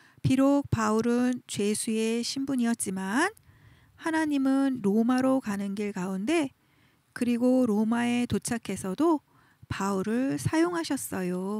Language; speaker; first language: Korean; native; Korean